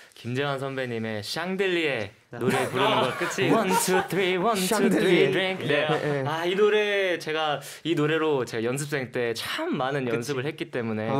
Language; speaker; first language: Korean; native; Korean